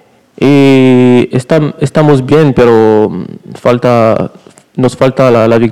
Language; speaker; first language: Spanish; non-native, learner; French